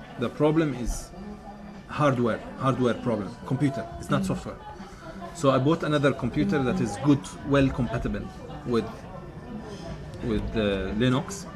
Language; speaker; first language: English; non-native, fluent; Arabic